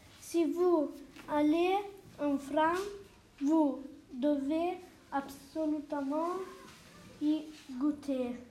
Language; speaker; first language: French; non-native, learner; Italian